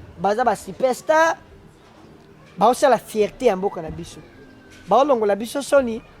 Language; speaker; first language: Lingala; native; Lingala